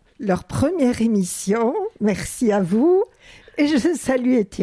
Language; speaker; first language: French; native; French